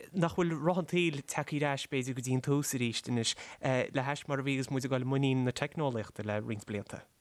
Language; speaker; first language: Irish; native; Irish